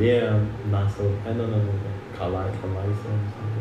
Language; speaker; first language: English; non-native, fluent; Indonesian